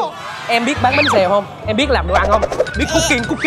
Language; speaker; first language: Vietnamese; native; Vietnamese